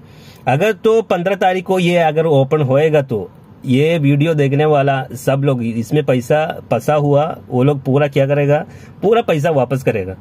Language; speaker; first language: Hindi; non-native, local second language; Malayalam